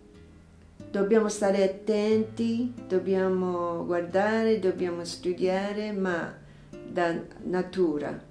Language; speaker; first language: Italian; non-native, fluent; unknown